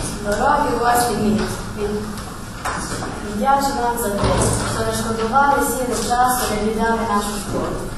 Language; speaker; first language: Ukrainian; non-native, learner; Serbian